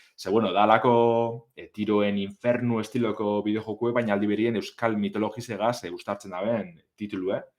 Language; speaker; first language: Basque; native; Basque